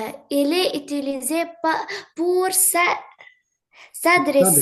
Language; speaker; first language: French; non-native, learner; Arabic